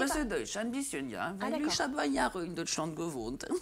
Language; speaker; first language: German; non-native, learner; French